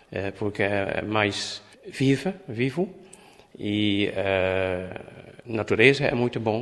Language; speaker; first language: Portuguese; non-native, learner; Dutch